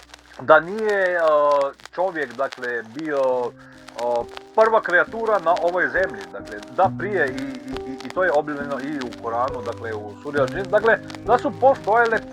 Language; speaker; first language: Croatian; native; Croatian